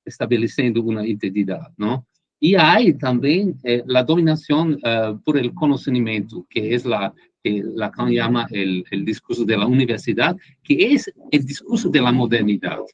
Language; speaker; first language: Spanish; non-native, fluent; Portuguese